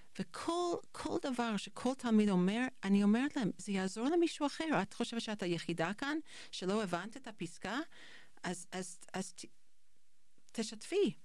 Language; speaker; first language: Hebrew; non-native, fluent; English